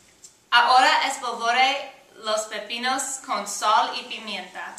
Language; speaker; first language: Spanish; non-native, learner; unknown